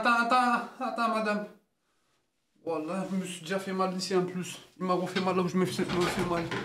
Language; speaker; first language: French; native; French